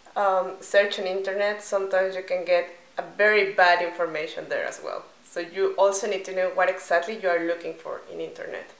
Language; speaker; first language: English; non-native, fluent; Spanish